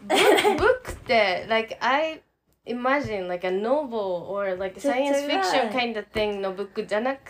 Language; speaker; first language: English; non-native, fluent; Japanese